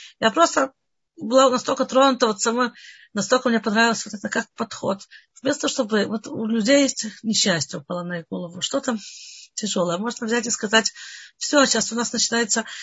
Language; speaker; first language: Russian; early bilingual, heritage; Russian